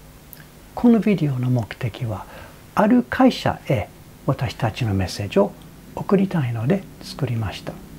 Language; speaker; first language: Japanese; non-native, fluent; English